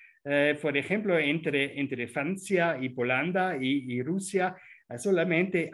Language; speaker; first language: Spanish; non-native, fluent; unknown